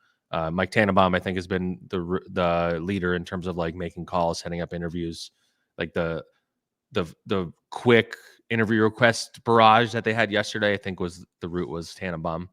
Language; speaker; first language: English; native; English